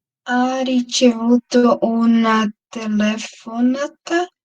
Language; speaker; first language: Italian; non-native, learner; Portuguese